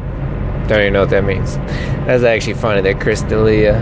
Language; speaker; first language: English; native; English